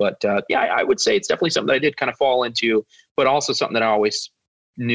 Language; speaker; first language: English; native; English